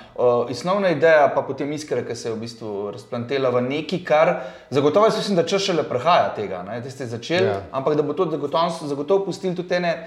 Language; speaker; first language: Slovenian; native; Slovenian